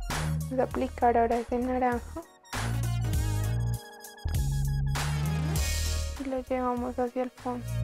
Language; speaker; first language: Spanish; native; Spanish